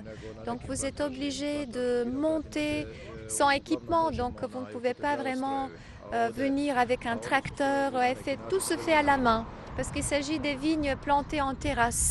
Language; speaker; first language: French; non-native, fluent; Croatian